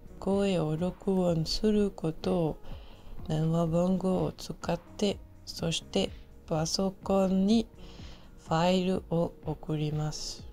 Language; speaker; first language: Japanese; non-native, learner; French